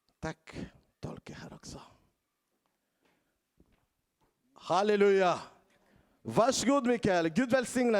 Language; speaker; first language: Swedish; non-native, learner; Lingala